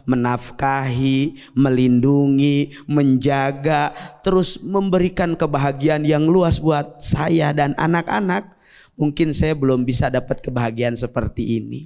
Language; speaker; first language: Indonesian; native; Indonesian